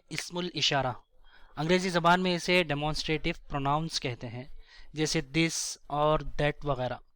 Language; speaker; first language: Urdu; native; Urdu